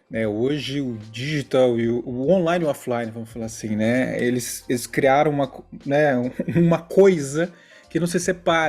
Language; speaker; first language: Portuguese; native; Portuguese